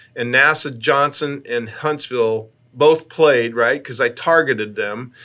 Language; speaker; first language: English; native; English